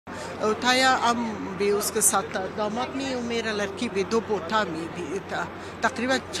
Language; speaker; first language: Hindi; non-native, learner; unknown